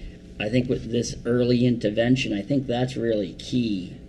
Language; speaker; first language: English; native; English